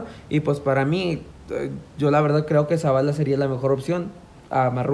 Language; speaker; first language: Spanish; native; Spanish